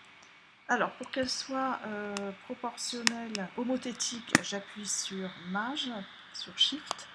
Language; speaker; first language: French; native; French